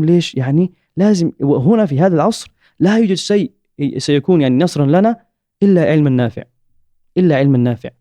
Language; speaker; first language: Arabic; non-native, learner; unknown